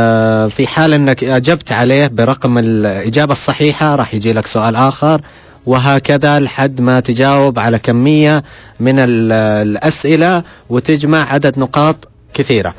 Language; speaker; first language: Arabic; native; Arabic